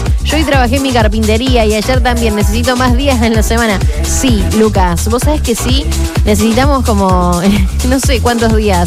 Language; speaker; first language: Spanish; native; Spanish